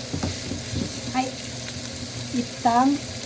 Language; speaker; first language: Japanese; non-native, learner; Cebuano